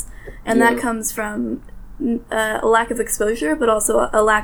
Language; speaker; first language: English; early bilingual, other home language; Russian